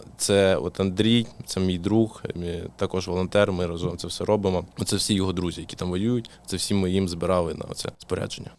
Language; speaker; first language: Ukrainian; non-native, local second language; Russian